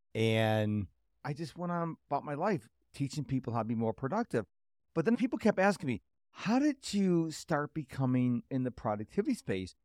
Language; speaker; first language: English; early bilingual, other home language; Polish